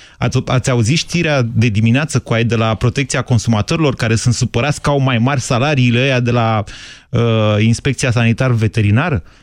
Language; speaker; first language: Romanian; native; Romanian